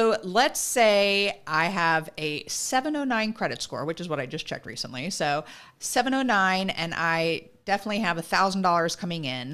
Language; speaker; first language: English; native; English